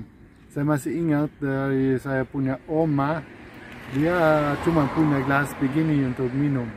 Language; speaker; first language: Indonesian; non-native, learner; German